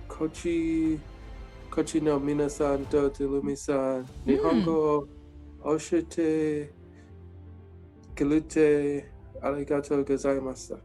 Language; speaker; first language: Japanese; non-native, learner; English